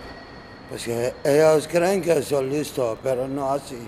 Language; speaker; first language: Spanish; non-native, learner; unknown